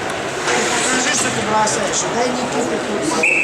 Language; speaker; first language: Russian; native; Russian